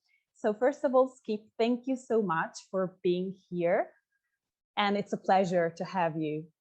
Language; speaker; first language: English; non-native, fluent; Italian